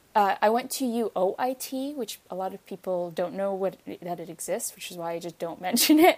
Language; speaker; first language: English; non-native, fluent; Arabic